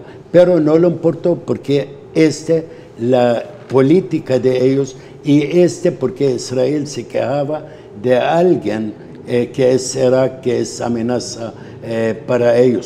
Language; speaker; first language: Spanish; non-native, fluent; Arabic